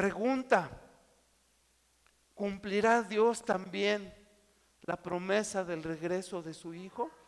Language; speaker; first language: Spanish; native; Spanish